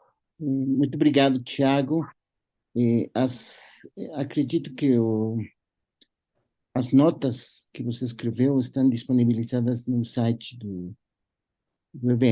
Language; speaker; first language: Portuguese; non-native, fluent; Spanish